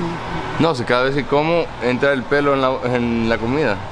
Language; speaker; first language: Spanish; non-native, learner; English